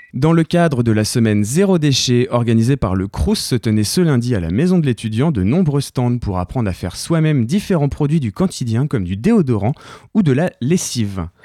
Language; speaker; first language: French; native; French